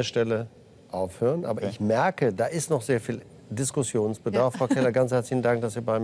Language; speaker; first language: German; native; German